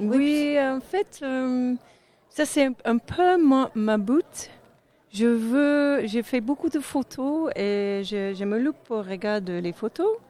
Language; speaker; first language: French; non-native, fluent; English